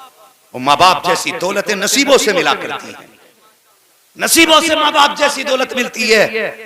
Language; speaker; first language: Hindi; native; Hindi